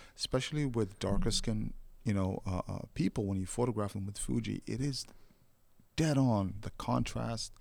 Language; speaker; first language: English; non-native, fluent; Somali